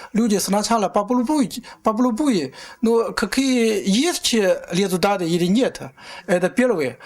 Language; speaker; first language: Russian; non-native, learner; Chinese